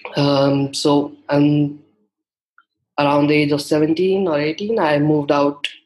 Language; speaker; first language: English; non-native, local second language; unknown